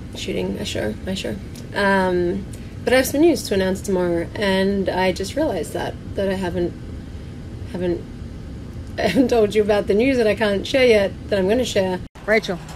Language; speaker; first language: English; native; English